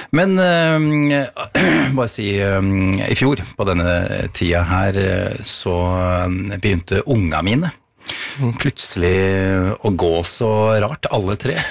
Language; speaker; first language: Norwegian; native; Norwegian